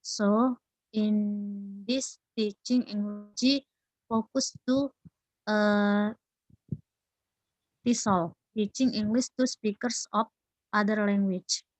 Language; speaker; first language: English; non-native, learner; Indonesian